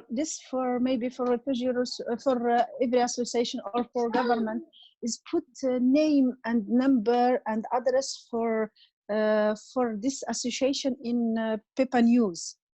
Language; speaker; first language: English; non-native, learner; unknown